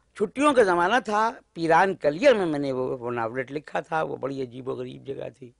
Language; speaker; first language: Urdu; native; Urdu